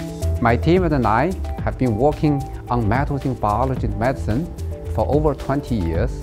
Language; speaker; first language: English; non-native, fluent; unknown